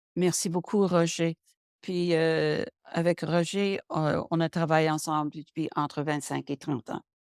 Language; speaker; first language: French; non-native, local second language; English